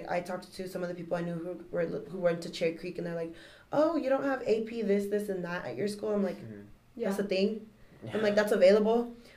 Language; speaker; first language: English; native; English